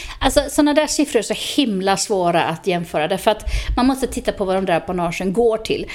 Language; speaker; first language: Swedish; native; Swedish